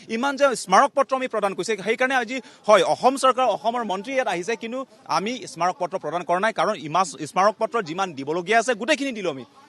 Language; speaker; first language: Assamese; non-native, local second language; Karbi